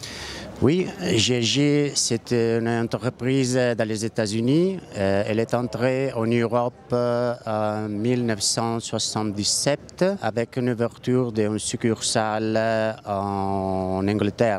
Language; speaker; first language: French; non-native, learner; Italian